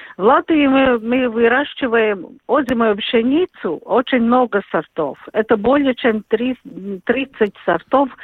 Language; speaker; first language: Russian; non-native, local second language; Latvian